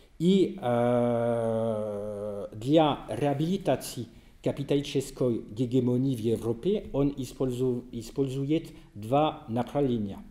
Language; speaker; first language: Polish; non-native, learner; French